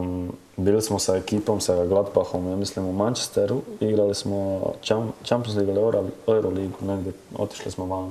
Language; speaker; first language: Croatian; early bilingual, heritage; Croatian